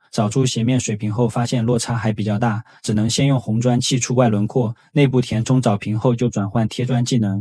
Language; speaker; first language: Chinese; native; Chinese